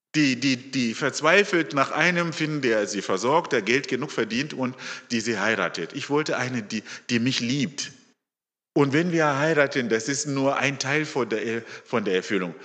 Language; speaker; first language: German; non-native, fluent; Shona